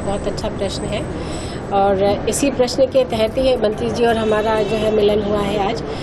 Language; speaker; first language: Hindi; non-native, local second language; Bhojpuri